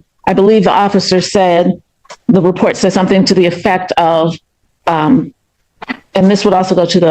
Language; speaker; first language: English; native; English